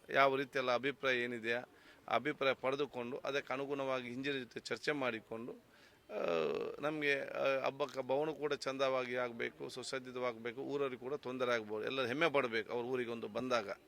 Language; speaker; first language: Kannada; non-native, local second language; Malayalam